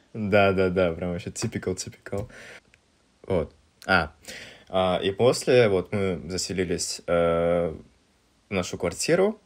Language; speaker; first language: Russian; native; Russian